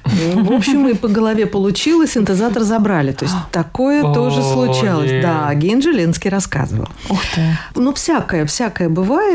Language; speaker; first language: Russian; native; Russian